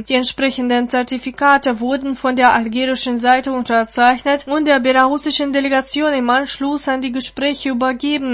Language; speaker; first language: German; non-native, fluent; Russian